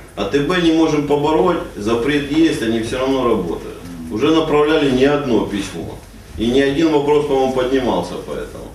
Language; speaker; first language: Russian; native; Russian